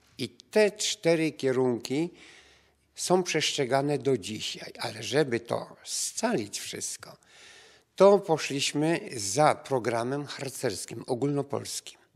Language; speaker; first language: Polish; native; Polish